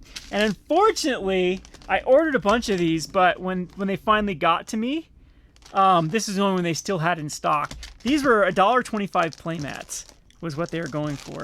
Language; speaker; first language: English; native; English